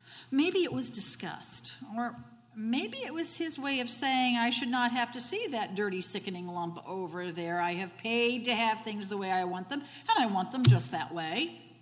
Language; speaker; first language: English; native; English